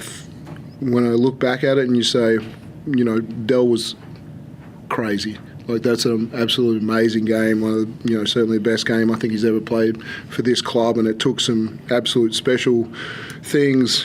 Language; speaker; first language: English; native; English